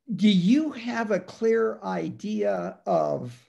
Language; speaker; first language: English; native; English